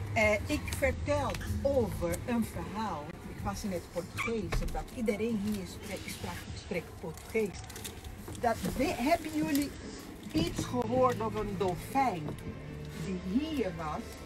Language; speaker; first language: Dutch; non-native, fluent; Portuguese